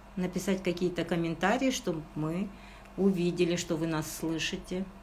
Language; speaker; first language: Russian; non-native, local second language; Kazakh